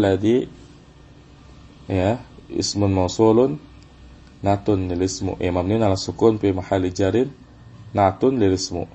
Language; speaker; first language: Arabic; non-native, fluent; Indonesian